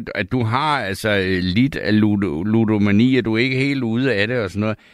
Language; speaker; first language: Danish; native; Danish